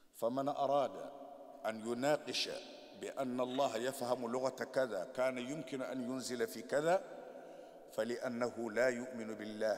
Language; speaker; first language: Arabic; non-native, fluent; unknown